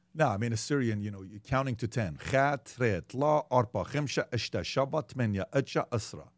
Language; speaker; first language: English; early bilingual, other home language; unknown